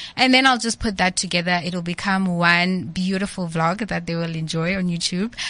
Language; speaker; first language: English; non-native, local second language; Southern Sotho